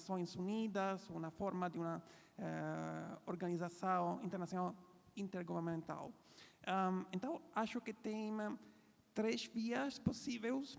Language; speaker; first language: Portuguese; non-native, fluent; Italian